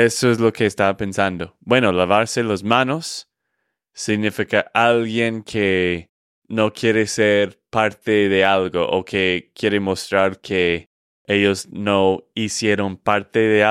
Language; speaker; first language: Spanish; non-native, fluent; English